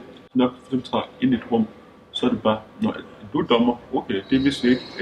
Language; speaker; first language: Danish; early bilingual, other home language; Lingala